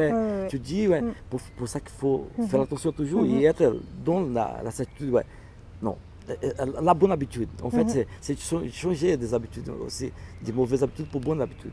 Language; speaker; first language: French; non-native, learner; Portuguese